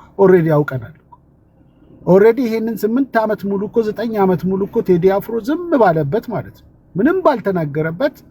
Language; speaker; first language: Amharic; native; Amharic